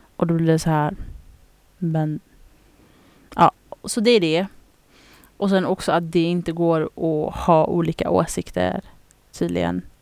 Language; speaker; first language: Swedish; early bilingual, other home language; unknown